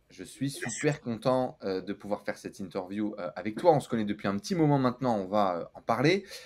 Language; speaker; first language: French; native; French